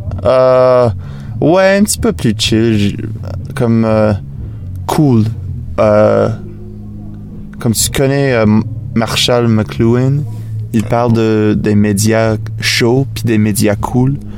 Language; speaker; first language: French; non-native, fluent; English